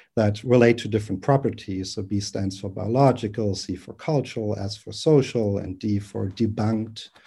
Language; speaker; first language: English; non-native, fluent; German